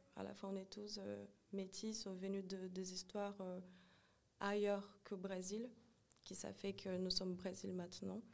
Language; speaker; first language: French; non-native, fluent; Portuguese